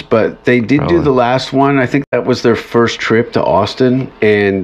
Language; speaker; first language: English; native; English